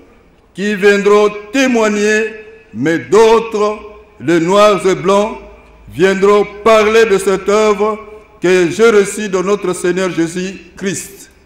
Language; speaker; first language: French; non-native, local second language; Lingala